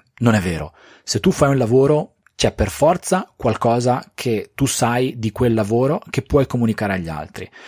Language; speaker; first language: Italian; native; Italian